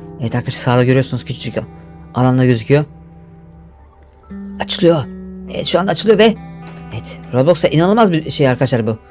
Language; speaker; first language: Turkish; native; Turkish